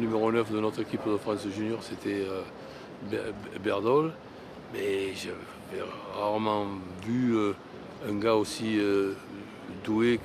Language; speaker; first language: French; native; French